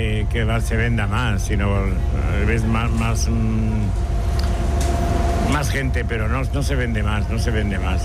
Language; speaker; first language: Spanish; native; Spanish